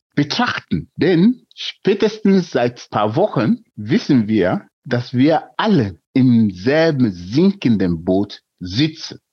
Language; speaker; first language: German; non-native, fluent; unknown